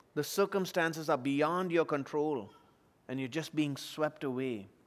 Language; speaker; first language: English; non-native, local second language; Tamil